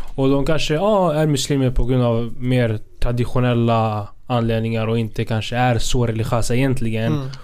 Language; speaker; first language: Swedish; non-native, fluent; Spanish